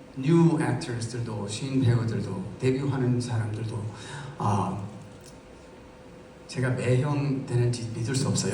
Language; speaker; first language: Korean; non-native, fluent; English